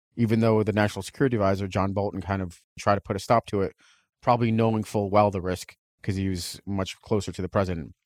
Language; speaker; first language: English; early bilingual, other home language; Russian